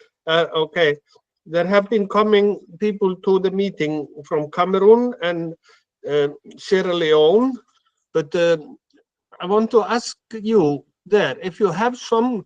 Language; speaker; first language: English; non-native, fluent; Icelandic